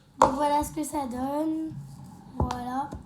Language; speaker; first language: French; native; French